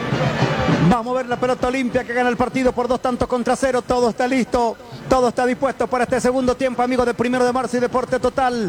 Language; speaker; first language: Spanish; native; Spanish